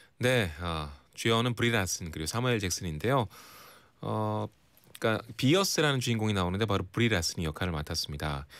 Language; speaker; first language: Korean; native; Korean